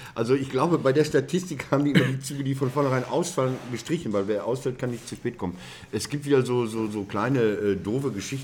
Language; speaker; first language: German; native; German